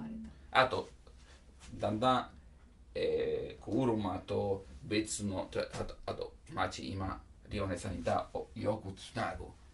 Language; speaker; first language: Japanese; non-native, learner; Italian